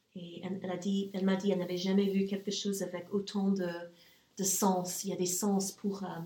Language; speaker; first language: French; non-native, fluent; English